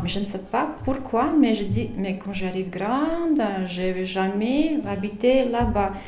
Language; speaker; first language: French; non-native, fluent; Latvian